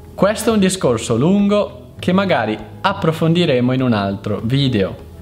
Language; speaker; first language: Italian; native; Italian